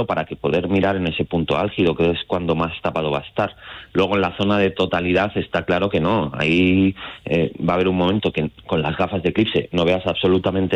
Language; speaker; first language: Spanish; native; Spanish